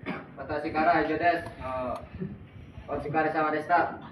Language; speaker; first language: Japanese; non-native, learner; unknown